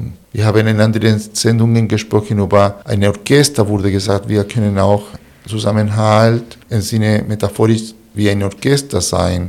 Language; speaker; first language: German; non-native, fluent; Spanish